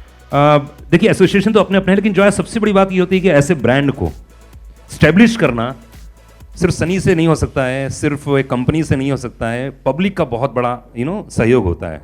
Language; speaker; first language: Hindi; native; Hindi